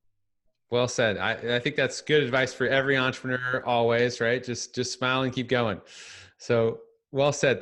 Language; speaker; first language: English; native; English